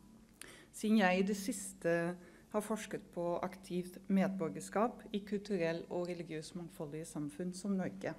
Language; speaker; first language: Norwegian; non-native, fluent; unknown